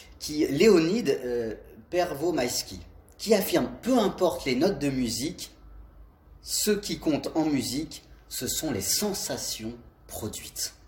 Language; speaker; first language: French; native; French